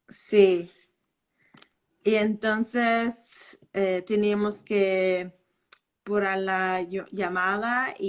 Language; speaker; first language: Spanish; non-native, fluent; Danish